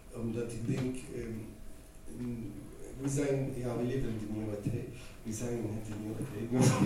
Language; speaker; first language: Dutch; non-native, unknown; Arabic